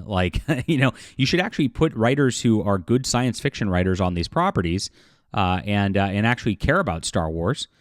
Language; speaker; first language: English; native; English